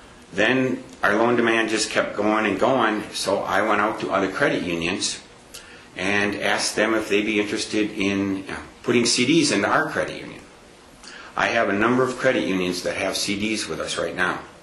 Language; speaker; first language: English; native; English